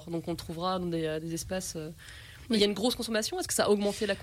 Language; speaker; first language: French; native; French